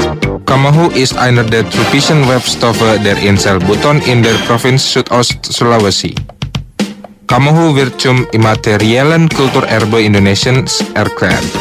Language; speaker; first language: German; non-native, fluent; Indonesian